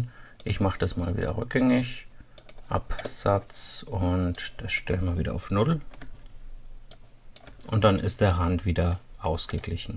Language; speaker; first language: German; native; German